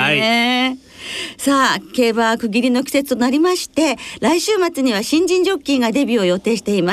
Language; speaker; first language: Japanese; native; Japanese